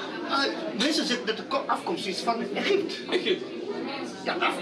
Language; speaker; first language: Dutch; non-native, learner; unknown